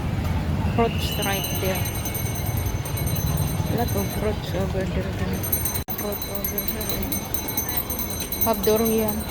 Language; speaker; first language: English; non-native, learner; Filipino